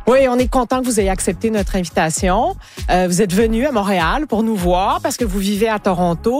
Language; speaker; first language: French; native; French